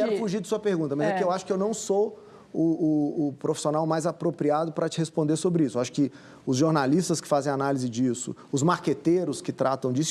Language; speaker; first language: Portuguese; native; Portuguese